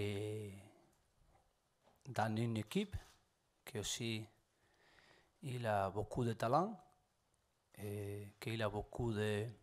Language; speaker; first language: French; non-native, fluent; Spanish